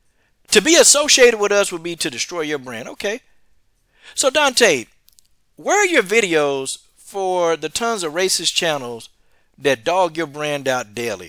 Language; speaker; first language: English; native; English